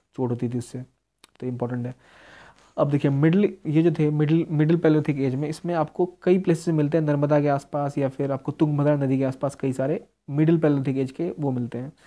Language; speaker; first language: Hindi; native; Hindi